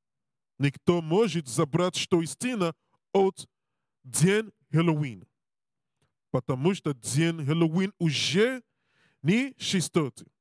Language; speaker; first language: Russian; non-native, learner; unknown